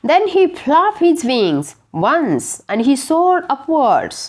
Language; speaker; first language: English; non-native, local second language; Marathi